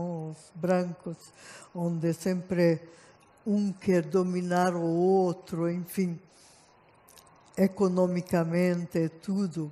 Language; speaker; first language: Portuguese; non-native, fluent; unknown